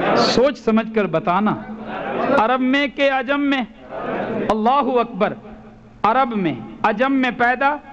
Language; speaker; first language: Urdu; non-native, local second language; Punjabi